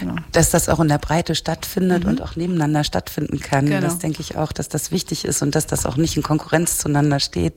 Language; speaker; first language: German; native; German